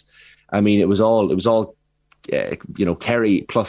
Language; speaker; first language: English; native; English